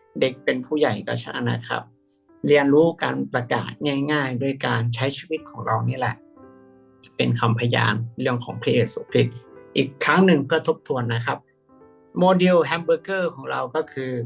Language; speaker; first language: Thai; native; Thai